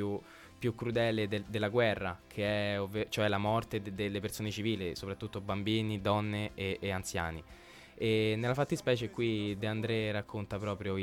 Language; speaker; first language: Italian; native; Italian